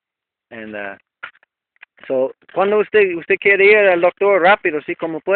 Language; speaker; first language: Spanish; non-native, learner; English